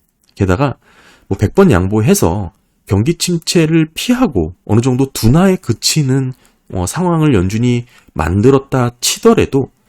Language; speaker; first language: Korean; native; Korean